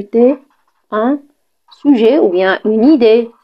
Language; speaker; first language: French; non-native, local second language; Arabic